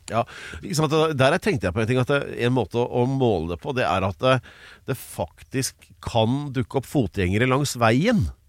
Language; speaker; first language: Norwegian; native; Norwegian